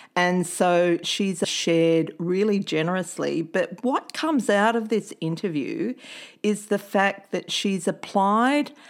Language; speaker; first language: English; native; English